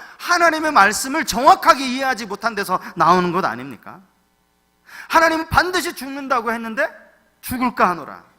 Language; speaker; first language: Korean; native; Korean